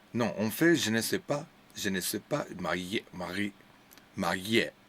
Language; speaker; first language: French; non-native, learner; English